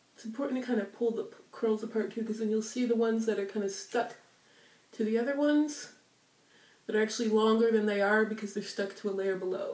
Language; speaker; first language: English; native; English